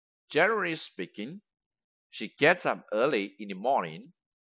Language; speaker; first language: English; non-native, fluent; Chinese